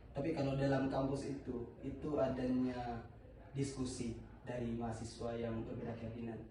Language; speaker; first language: Indonesian; non-native, fluent; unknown